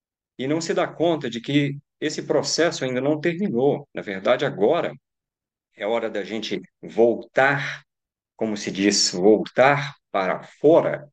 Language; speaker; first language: Portuguese; native; Portuguese